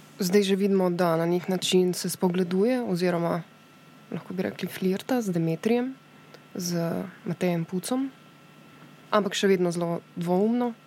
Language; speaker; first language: Slovenian; native; Slovenian